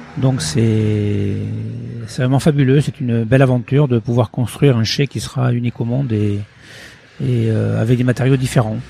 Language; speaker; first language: French; early bilingual, other home language; Portuguese